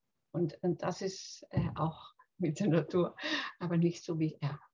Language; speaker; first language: German; non-native, fluent; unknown